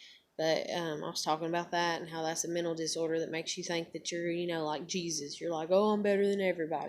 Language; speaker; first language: English; native; English